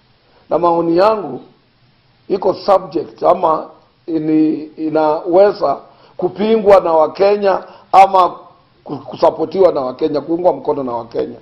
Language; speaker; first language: Swahili; non-native, local second language; Luyia